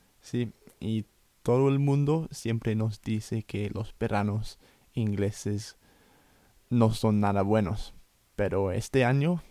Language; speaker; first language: Spanish; non-native, fluent; English